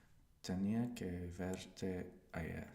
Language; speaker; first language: Spanish; non-native, learner; English